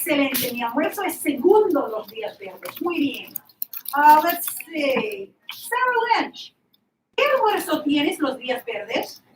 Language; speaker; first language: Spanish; non-native, fluent; English